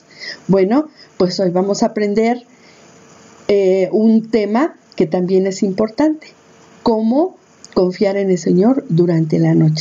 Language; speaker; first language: Spanish; native; Spanish